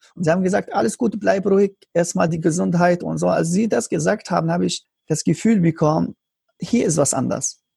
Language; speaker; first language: German; non-native, learner; Arabic